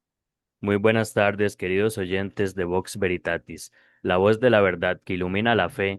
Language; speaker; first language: Spanish; native; Spanish